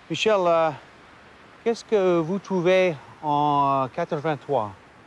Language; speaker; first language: French; non-native, learner; English